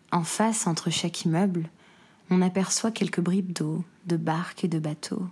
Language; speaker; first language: French; non-native, local second language; Arabic